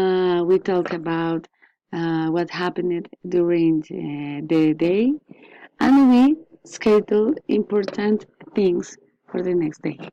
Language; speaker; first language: English; non-native, learner; Spanish